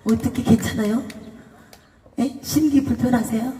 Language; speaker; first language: Korean; native; Korean